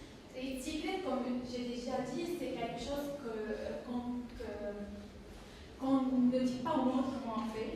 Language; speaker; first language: French; non-native, fluent; English